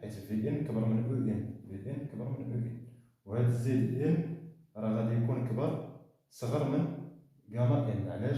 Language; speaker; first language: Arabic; native; Arabic